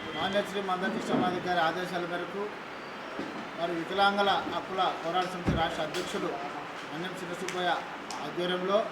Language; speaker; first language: Telugu; native; Telugu